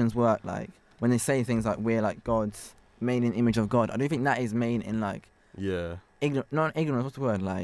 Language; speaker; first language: English; native; English